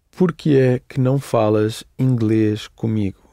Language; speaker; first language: Portuguese; non-native, learner; English